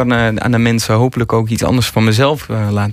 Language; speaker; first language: Dutch; native; Dutch